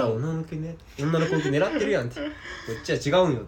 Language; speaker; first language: Japanese; native; Japanese